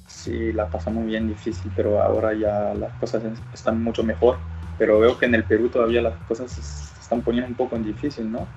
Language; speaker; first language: Spanish; early bilingual, other home language; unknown